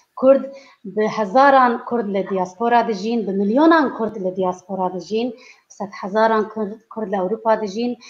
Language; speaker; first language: Kurdish; native; Kurdish